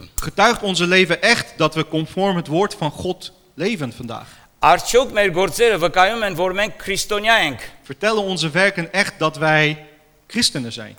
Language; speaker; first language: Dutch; non-native, fluent; Armenian